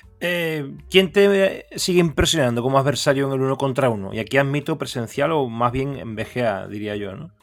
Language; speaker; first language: Spanish; native; Spanish